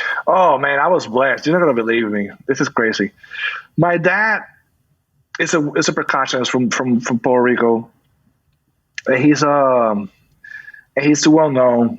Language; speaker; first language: English; non-native, fluent; Spanish